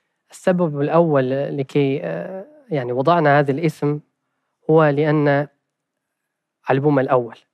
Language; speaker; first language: Arabic; non-native, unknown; Albanian